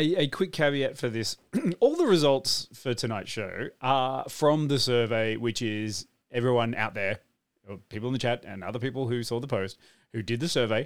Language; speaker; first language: English; native; English